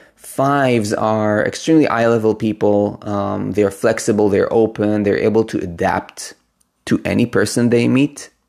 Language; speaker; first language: English; non-native, fluent; Hebrew